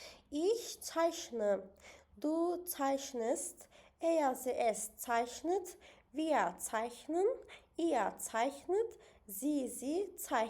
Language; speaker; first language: German; non-native, fluent; Azerbaijani